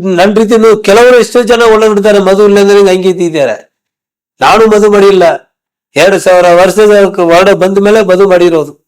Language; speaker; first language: Kannada; non-native, local second language; Tamil